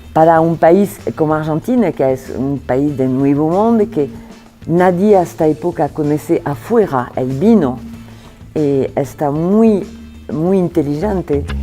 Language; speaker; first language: Spanish; non-native, fluent; French